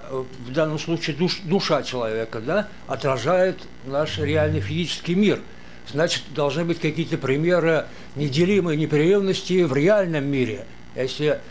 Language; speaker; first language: Russian; native; Russian